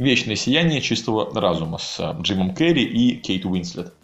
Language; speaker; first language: Russian; native; Russian